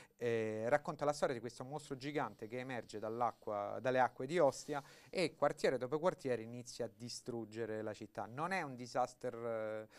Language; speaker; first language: Italian; native; Italian